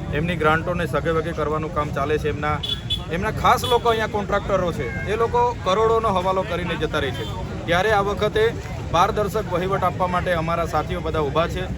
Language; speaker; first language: Gujarati; non-native, local second language; Vasavi